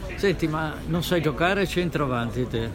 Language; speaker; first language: Italian; native; Italian